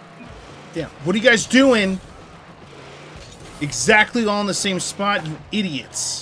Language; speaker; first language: English; native; English